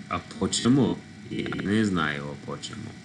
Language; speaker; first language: Russian; non-native, learner; English